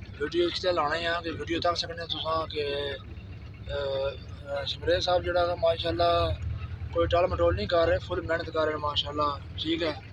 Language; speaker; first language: Urdu; non-native, local second language; Pahari-Potwari